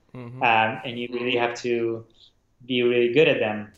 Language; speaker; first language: English; non-native, fluent; Russian